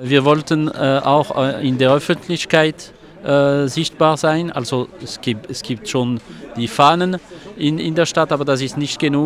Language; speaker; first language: German; non-native, local second language; French